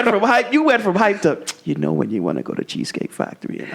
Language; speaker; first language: English; native; English